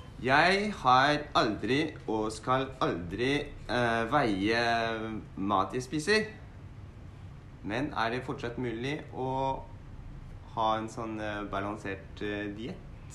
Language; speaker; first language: Norwegian; non-native, fluent; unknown